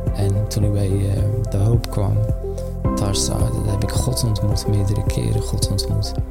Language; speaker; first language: Dutch; early bilingual, other home language; Armenian